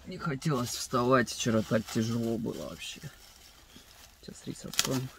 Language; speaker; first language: Russian; native; Russian